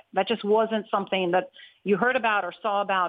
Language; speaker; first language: English; native; English